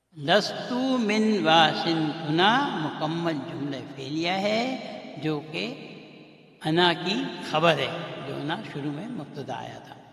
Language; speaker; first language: Urdu; native; Urdu